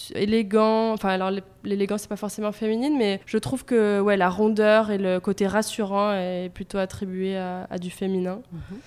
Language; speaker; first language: French; native; French